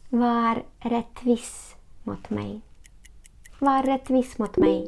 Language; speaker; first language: Swedish; non-native, learner; Ukrainian